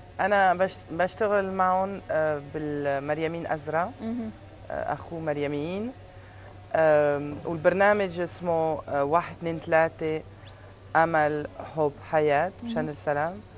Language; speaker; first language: Arabic; early bilingual, heritage; Arabic